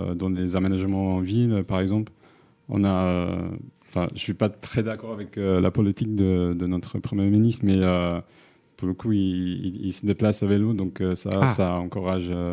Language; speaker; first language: French; non-native, fluent; English